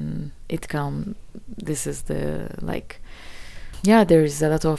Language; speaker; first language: English; non-native, fluent; Turkish